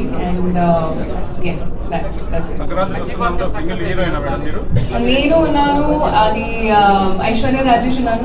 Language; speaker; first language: Telugu; non-native, learner; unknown